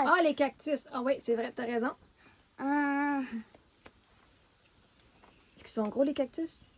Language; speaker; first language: French; native; French